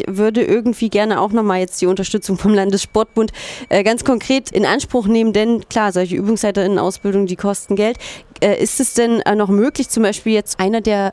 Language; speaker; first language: German; native; German